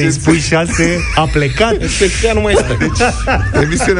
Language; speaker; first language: Romanian; native; Romanian